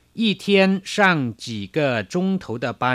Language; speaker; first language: Chinese; non-native, fluent; Thai